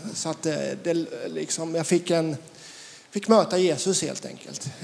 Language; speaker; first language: Swedish; native; Swedish